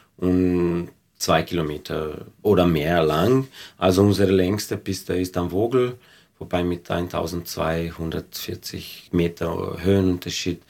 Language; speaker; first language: German; non-native, fluent; Slovenian